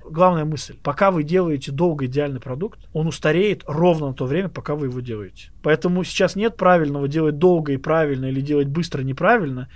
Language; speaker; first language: Russian; native; Russian